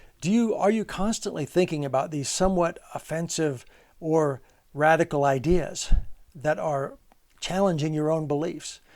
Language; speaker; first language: English; native; English